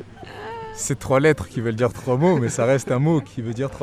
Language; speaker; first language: French; native; French